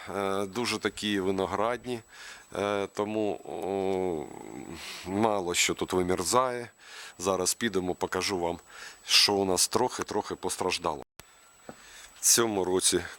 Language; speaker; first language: Ukrainian; native; Ukrainian